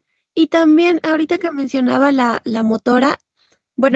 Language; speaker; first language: Spanish; native; Spanish